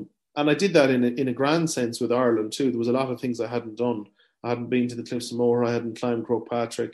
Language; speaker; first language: English; native; English